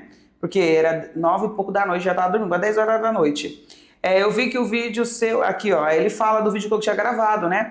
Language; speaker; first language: Portuguese; native; Portuguese